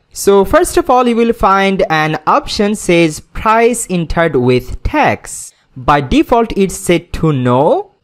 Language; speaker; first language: English; non-native, local second language; Bangla